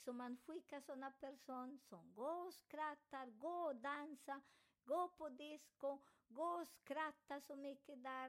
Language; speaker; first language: Swedish; non-native, fluent; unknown